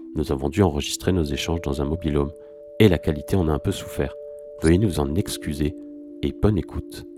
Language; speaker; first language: French; native; French